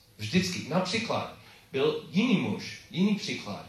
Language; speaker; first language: Czech; non-native, learner; English